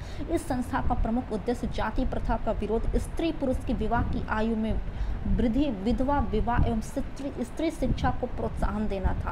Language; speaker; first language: Hindi; native; Hindi